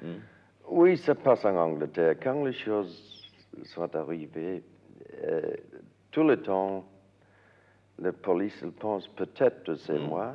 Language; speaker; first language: French; non-native, learner; English